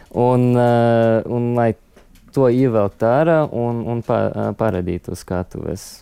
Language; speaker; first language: Latvian; non-native, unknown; English